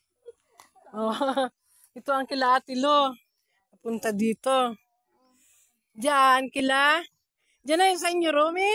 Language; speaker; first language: Filipino; native; Filipino